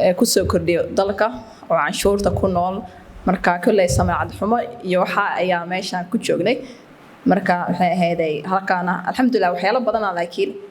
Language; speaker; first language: Somali; early bilingual, heritage; Somali